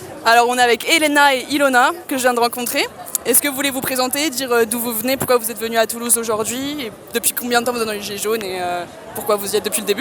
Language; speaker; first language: French; native; French